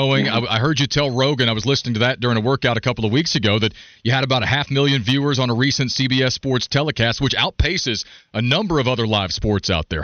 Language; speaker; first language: English; native; English